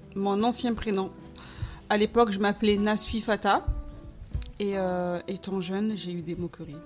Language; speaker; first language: French; native; French